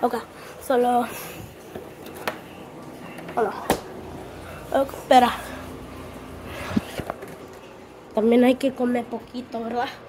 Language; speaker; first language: Spanish; early bilingual, heritage; Spanish